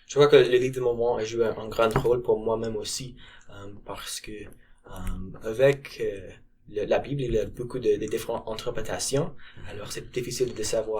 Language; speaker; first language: French; non-native, learner; English